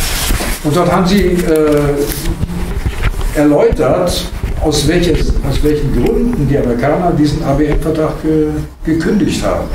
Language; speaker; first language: German; native; German